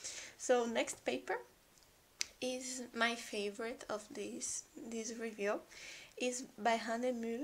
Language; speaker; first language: English; non-native, fluent; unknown